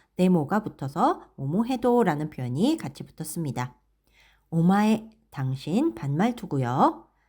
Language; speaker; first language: Korean; native; Korean